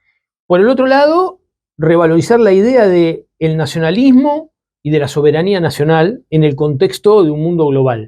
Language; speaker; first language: Spanish; native; Spanish